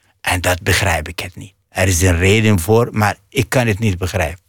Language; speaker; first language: Dutch; non-native, fluent; Arabic